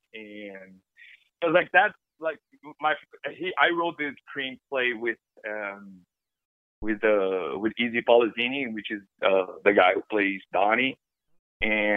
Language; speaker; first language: English; non-native, fluent; Portuguese